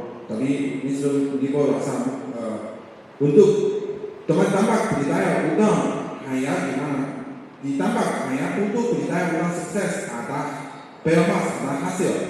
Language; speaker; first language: Indonesian; non-native, learner; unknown